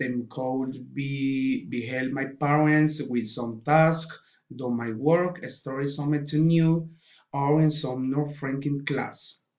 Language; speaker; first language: English; non-native, learner; Spanish